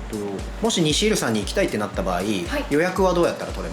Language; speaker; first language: Japanese; native; Japanese